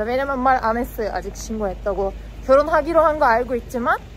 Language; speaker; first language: Korean; non-native, fluent; Turkish